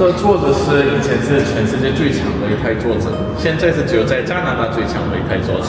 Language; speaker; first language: Chinese; non-native, fluent; Korean